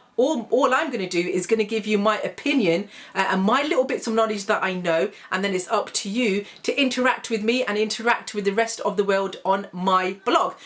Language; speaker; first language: English; native; English